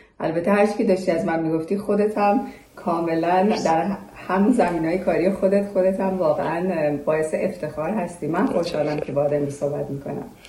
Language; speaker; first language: Persian; early bilingual, heritage; Persian